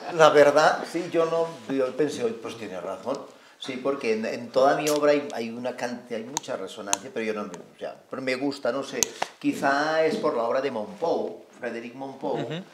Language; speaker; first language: Spanish; non-native, local second language; Catalan